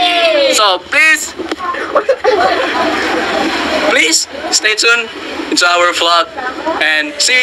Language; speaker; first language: English; non-native, learner; Indonesian